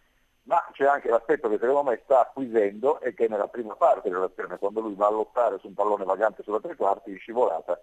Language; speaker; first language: Italian; native; Italian